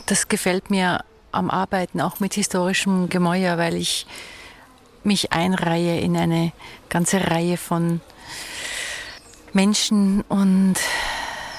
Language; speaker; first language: German; native; German